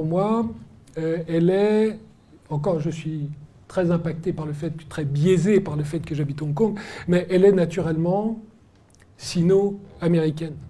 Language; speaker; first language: French; native; French